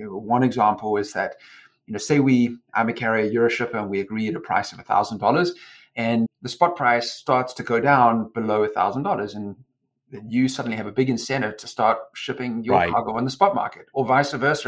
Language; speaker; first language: English; native; English